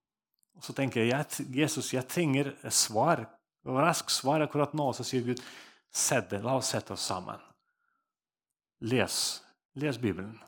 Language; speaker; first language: Norwegian; non-native, fluent; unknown